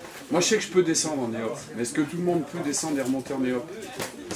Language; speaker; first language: French; native; French